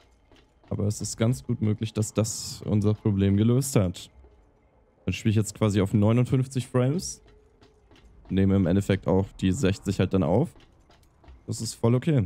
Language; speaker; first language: German; native; German